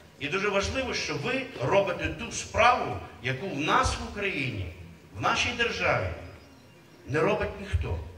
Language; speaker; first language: Ukrainian; native; Ukrainian